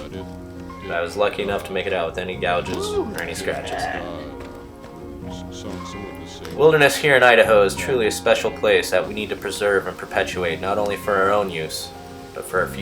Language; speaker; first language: English; native; English